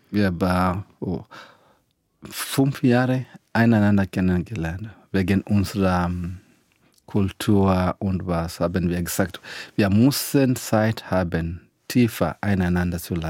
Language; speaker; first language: German; non-native, learner; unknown